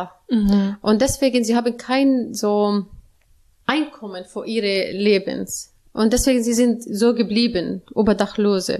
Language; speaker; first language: German; non-native, learner; Arabic